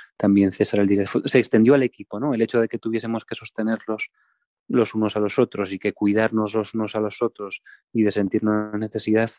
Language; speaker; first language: Spanish; native; Spanish